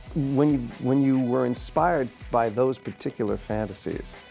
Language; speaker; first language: English; native; English